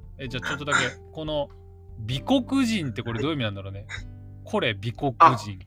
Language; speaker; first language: Japanese; native; Japanese